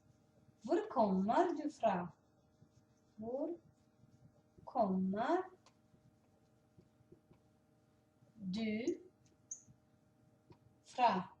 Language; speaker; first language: Norwegian; non-native, fluent; Portuguese